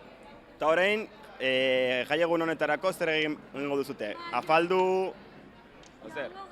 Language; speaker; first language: Basque; native; Basque